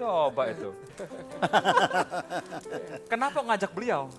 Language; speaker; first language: Indonesian; native; Indonesian